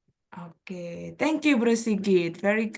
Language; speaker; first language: English; non-native, fluent; Indonesian